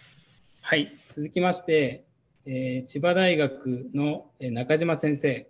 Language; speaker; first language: Japanese; native; Japanese